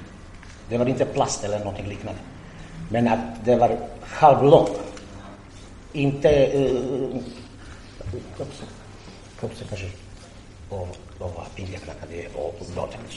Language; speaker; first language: Swedish; non-native, fluent; Croatian